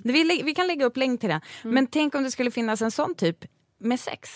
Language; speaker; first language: Swedish; native; Swedish